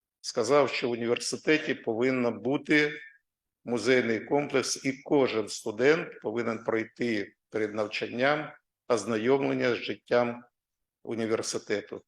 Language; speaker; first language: Ukrainian; non-native, local second language; Russian